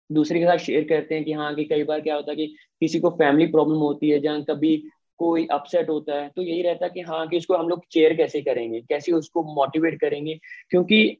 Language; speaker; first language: Hindi; non-native, local second language; Punjabi